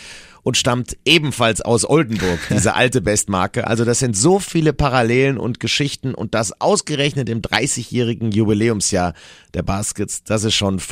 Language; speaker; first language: German; native; German